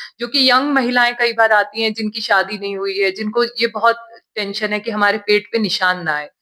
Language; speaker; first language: Hindi; native; Hindi